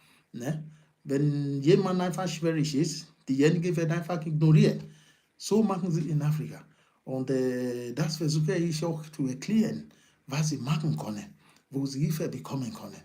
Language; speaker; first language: German; non-native, learner; Yoruba